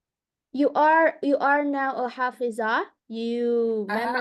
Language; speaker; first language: English; non-native, fluent; Indonesian